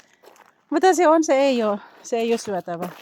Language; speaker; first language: Finnish; non-native, learner; Bikol